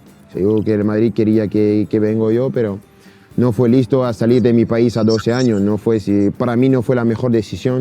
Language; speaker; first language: Spanish; non-native, fluent; French